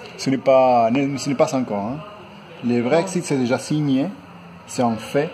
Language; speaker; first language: French; non-native, fluent; Spanish